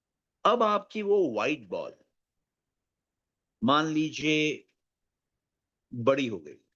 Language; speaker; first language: Hindi; native; Hindi